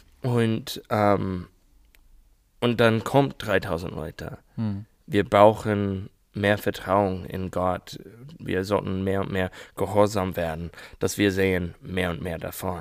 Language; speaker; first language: German; non-native, learner; English